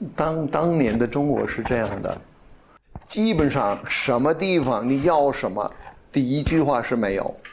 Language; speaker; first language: Chinese; non-native, fluent; English